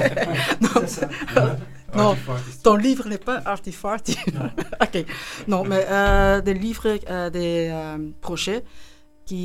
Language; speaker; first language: French; non-native, local second language; Dutch